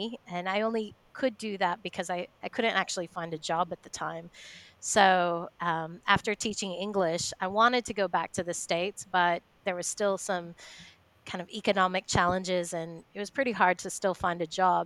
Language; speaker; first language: English; native; English